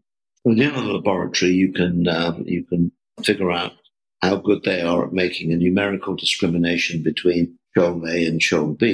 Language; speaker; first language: English; native; English